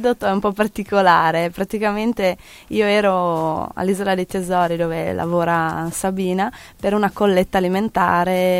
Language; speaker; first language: Italian; native; Italian